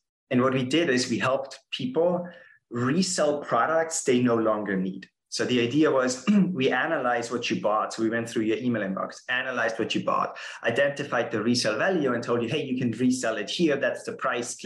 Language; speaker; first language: English; non-native, fluent; German